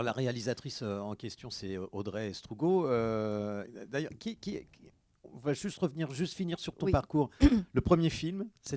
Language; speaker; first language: French; native; French